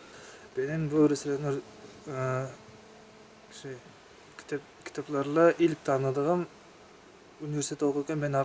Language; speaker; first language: Turkish; non-native, learner; Kyrgyz